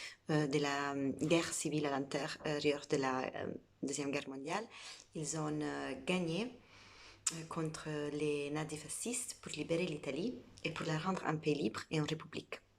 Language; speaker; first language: French; non-native, fluent; Italian